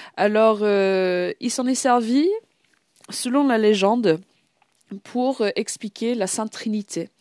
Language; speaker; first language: French; non-native, fluent; English